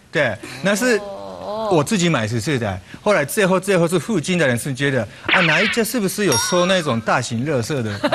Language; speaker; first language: Chinese; non-native, fluent; Japanese